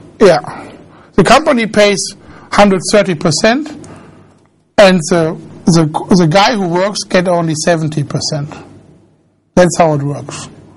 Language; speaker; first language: English; non-native, fluent; German